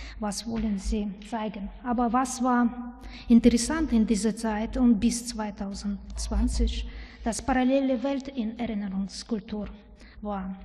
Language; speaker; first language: German; non-native, learner; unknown